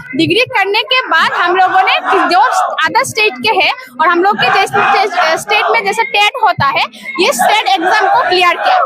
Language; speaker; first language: Hindi; non-native, local second language; Assamese